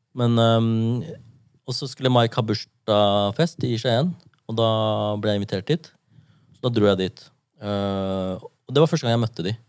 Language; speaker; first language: Norwegian; early bilingual, other home language; Japanese